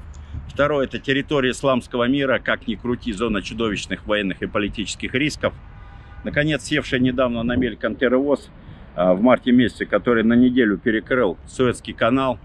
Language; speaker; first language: Russian; native; Russian